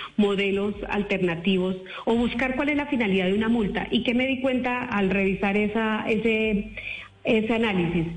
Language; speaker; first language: Spanish; native; Spanish